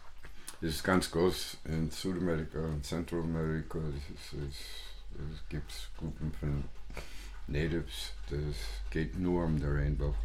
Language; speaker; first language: German; non-native, fluent; English